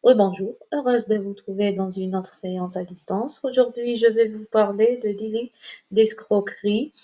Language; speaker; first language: French; non-native, local second language; Arabic